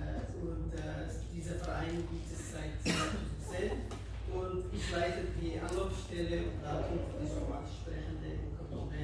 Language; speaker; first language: German; non-native, fluent; Somali